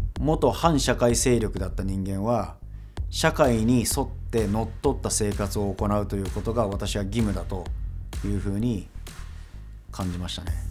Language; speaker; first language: Japanese; native; Japanese